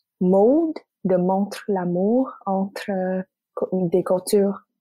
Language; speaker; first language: French; non-native, local second language; English